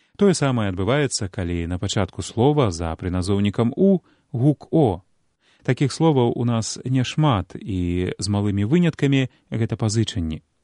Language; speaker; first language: Belarusian; native; Belarusian